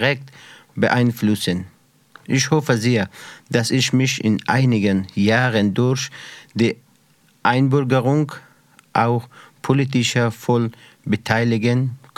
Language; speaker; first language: German; non-native, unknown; Persian